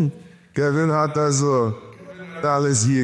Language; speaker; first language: German; non-native, learner; Portuguese